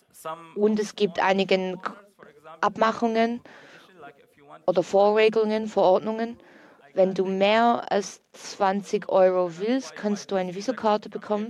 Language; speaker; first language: German; non-native, learner; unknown